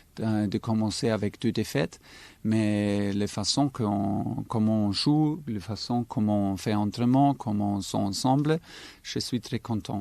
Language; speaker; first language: French; non-native, fluent; German